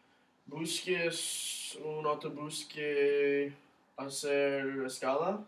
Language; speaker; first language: Spanish; non-native, learner; English